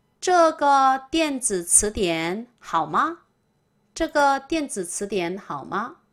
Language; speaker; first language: Chinese; non-native, fluent; Korean